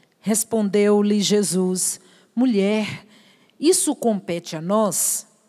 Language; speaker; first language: Portuguese; native; Portuguese